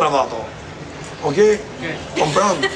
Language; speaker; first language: Italian; non-native, learner; Albanian